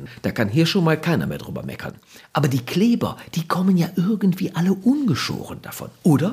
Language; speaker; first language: German; native; German